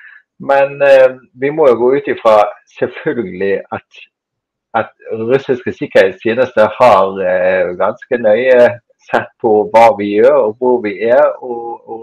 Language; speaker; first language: Norwegian; non-native, fluent; German